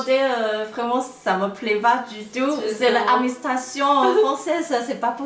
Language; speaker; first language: French; non-native, fluent; Chinese